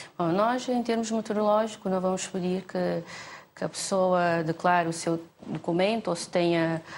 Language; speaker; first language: Portuguese; non-native, local second language; Kabuverdianu